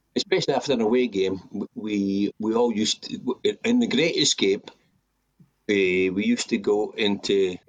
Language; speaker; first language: English; native; English